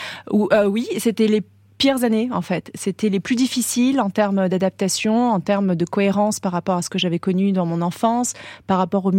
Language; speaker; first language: French; native; French